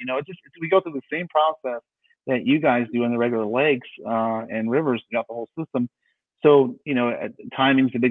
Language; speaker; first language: English; native; English